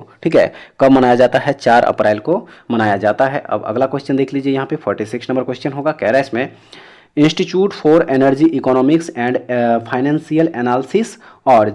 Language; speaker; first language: Hindi; native; Hindi